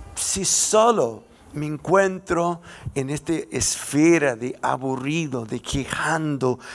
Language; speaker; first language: Spanish; non-native, fluent; English